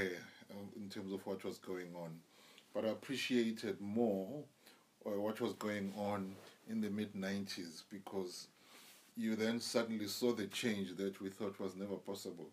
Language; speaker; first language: English; non-native, local second language; Zulu